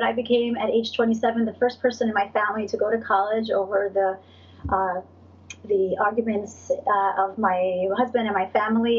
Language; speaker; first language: English; native; English